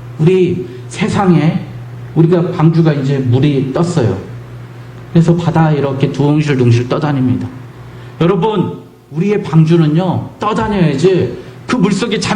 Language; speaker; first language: Korean; native; Korean